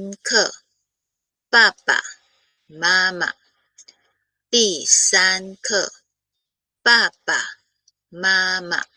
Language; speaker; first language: Chinese; non-native, fluent; Filipino